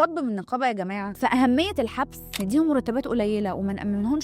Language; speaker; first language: Arabic; native; Arabic